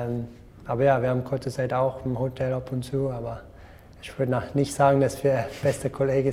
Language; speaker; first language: German; non-native, fluent; English